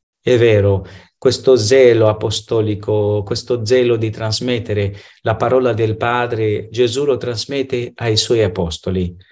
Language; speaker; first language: Italian; non-native, fluent; Romanian